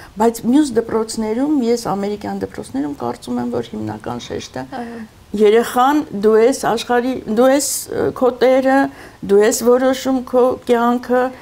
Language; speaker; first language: Armenian; native; Armenian